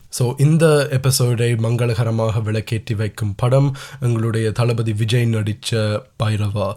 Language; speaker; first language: Tamil; early bilingual, heritage; Tamil